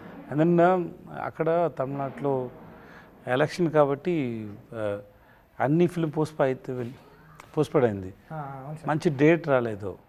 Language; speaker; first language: Telugu; non-native, learner; Tamil